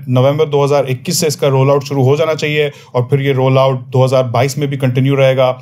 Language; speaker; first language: Urdu; native; Urdu